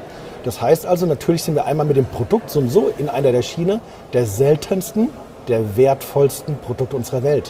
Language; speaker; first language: German; native; German